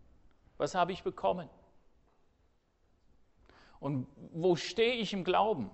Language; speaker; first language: German; non-native, fluent; English